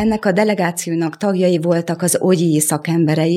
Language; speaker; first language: Hungarian; native; Hungarian